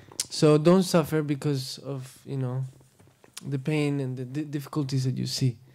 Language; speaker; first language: English; non-native, fluent; Spanish